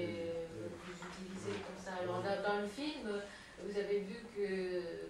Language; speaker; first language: French; non-native, fluent; Japanese